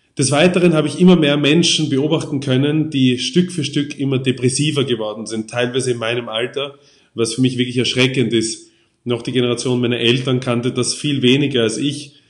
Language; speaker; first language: German; native; German